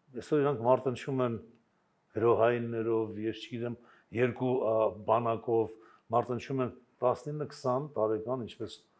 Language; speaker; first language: Armenian; native; Armenian